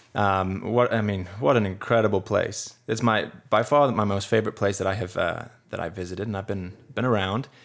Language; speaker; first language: English; native; English